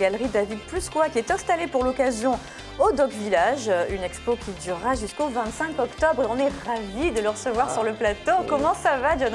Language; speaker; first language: French; native; French